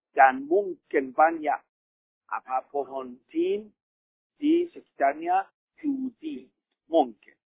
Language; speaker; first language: Indonesian; non-native, fluent; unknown